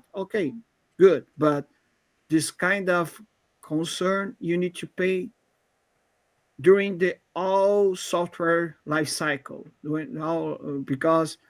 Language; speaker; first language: English; non-native, fluent; Portuguese